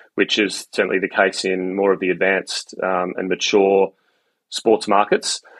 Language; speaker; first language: English; native; English